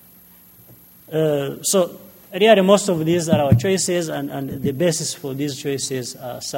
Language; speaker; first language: English; non-native, local second language; Kinyarwanda